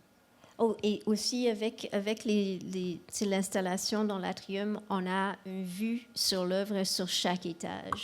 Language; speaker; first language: French; non-native, local second language; English